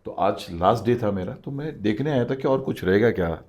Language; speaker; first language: Hindi; non-native, local second language; Marathi